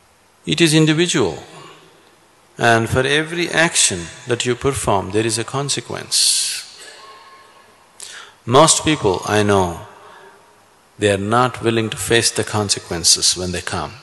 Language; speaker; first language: English; non-native, local second language; Kannada